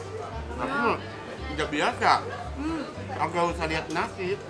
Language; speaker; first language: Indonesian; non-native, fluent; Japanese